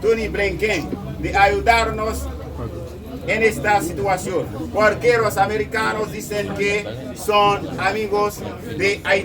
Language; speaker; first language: Spanish; non-native, local second language; Haitian Creole